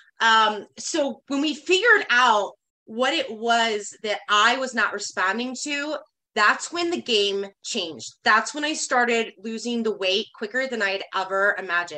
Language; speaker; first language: English; native; English